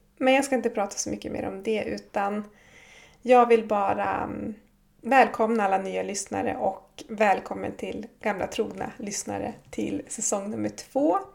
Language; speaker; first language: Swedish; native; Swedish